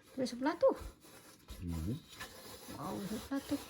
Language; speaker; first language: English; non-native, learner; Filipino